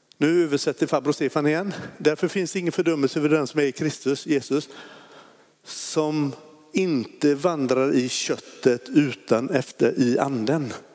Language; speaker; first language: Swedish; native; Swedish